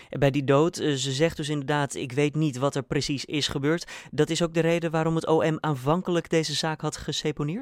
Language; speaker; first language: Dutch; native; Dutch